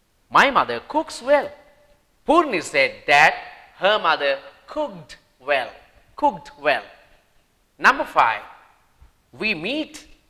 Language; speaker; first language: English; non-native, local second language; Sinhala